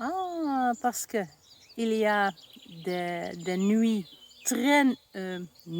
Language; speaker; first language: French; non-native, learner; Dutch